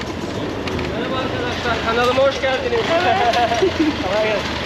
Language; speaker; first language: Turkish; native; Turkish